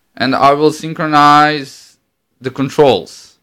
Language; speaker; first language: English; non-native, fluent; Croatian